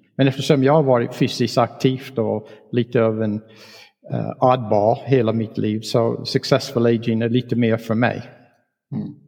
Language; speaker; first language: Swedish; non-native, fluent; English